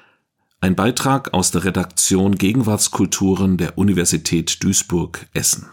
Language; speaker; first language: German; native; German